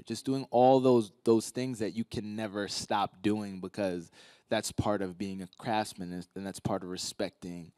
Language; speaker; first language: English; native; English